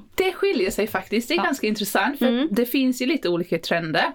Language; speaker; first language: Swedish; non-native, fluent; Afrikaans